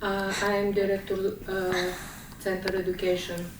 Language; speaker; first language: English; non-native, learner; Bulgarian